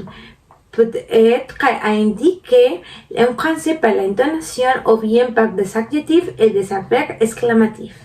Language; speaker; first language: French; non-native, learner; Spanish